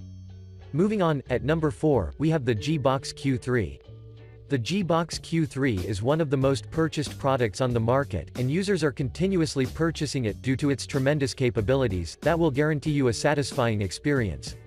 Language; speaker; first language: English; non-native, fluent; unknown